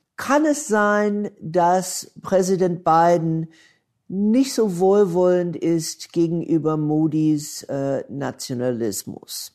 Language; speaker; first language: German; non-native, fluent; English